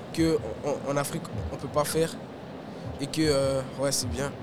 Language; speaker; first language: French; native; French